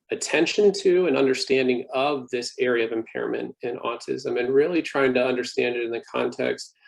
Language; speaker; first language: English; native; English